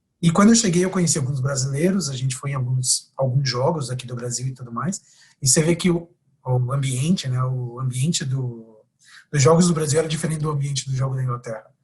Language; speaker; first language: Portuguese; native; Portuguese